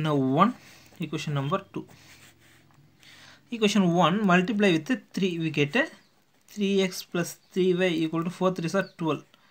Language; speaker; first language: English; non-native, local second language; Tamil